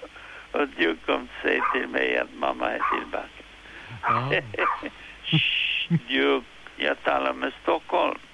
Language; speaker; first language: Swedish; non-native, fluent; French